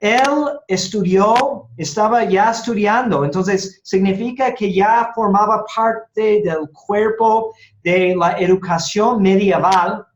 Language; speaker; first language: Spanish; non-native, fluent; English